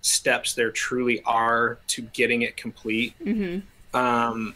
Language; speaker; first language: English; native; English